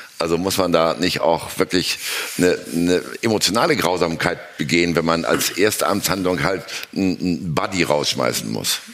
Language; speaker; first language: German; native; German